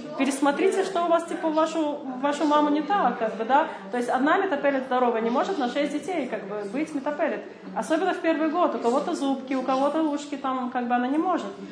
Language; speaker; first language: Russian; early bilingual, heritage; Russian